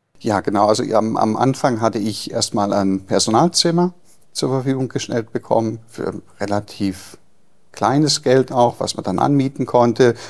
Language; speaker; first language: German; native; German